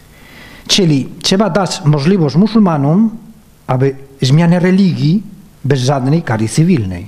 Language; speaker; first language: Polish; non-native, fluent; Spanish